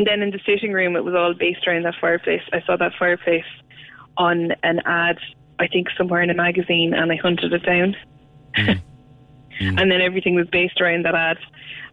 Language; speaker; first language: English; native; English